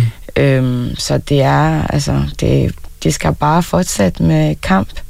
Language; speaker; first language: Danish; non-native, fluent; Arabic